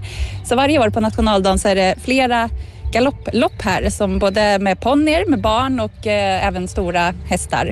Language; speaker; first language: Swedish; native; Swedish